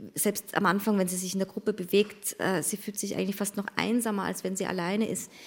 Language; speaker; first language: German; native; German